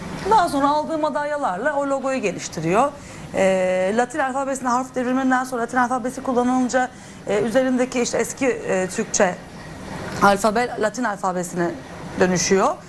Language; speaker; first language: Turkish; native; Turkish